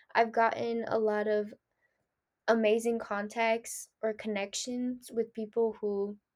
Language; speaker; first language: English; early bilingual, other home language; Spanish